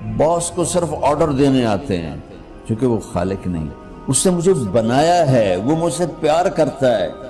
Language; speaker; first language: Urdu; non-native, local second language; Punjabi